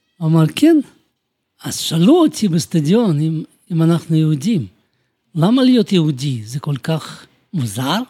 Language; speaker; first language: Hebrew; non-native, fluent; Russian